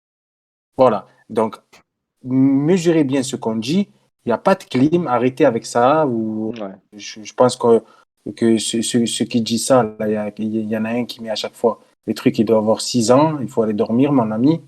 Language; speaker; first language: French; native; French